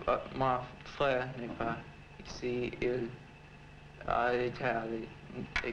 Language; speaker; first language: French; non-native, learner; English